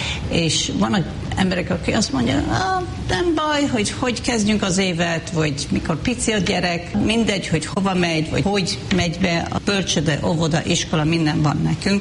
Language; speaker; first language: Hungarian; non-native, fluent; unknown